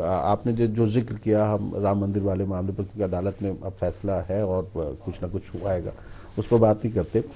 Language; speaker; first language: Hindi; native; Hindi